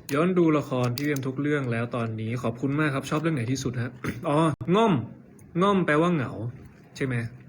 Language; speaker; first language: Thai; native; Thai